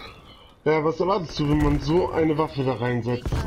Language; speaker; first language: German; native; German